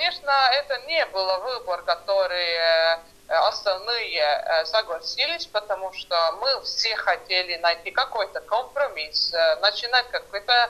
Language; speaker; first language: Russian; non-native, fluent; Estonian